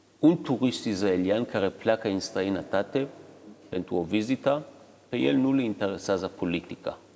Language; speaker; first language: Romanian; early bilingual, heritage; Hebrew